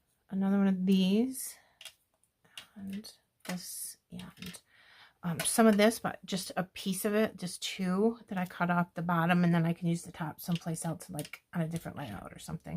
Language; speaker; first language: English; native; English